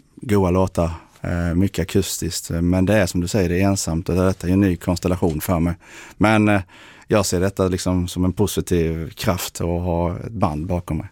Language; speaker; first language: Swedish; early bilingual, other home language; Spanish